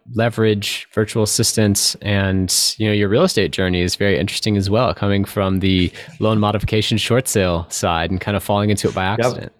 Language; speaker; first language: English; non-native, fluent; Russian